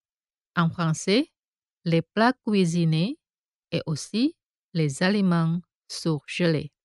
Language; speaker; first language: French; non-native, fluent; Indonesian